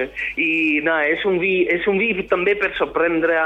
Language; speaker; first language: Catalan; non-native, fluent; French